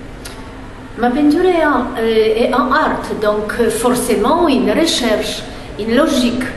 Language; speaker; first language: French; non-native, fluent; Polish